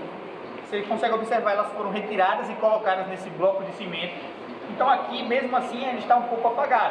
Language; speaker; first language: Portuguese; native; Portuguese